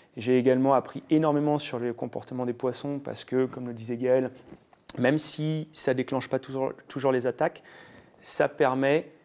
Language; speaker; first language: French; native; French